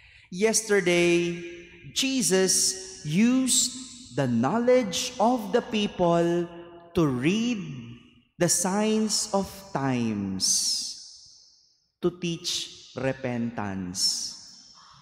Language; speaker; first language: English; non-native, local second language; Filipino